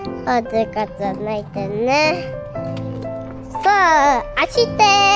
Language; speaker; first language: Japanese; early bilingual, heritage; Japanese